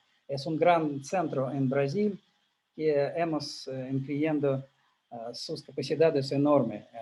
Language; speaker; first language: Spanish; non-native, learner; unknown